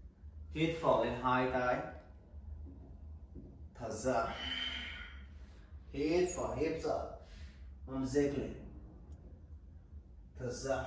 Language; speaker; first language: Vietnamese; non-native, learner; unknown